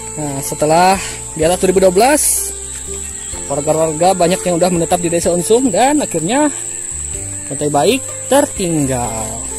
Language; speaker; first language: Indonesian; non-native, local second language; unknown